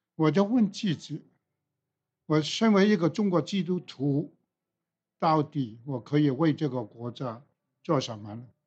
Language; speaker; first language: Chinese; non-native, local second language; Cantonese